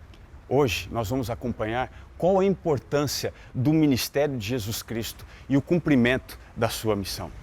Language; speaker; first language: Portuguese; native; Portuguese